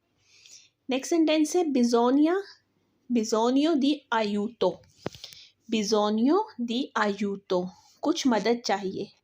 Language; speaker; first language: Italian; non-native, learner; Urdu